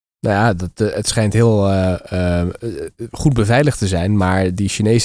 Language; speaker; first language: Dutch; native; Dutch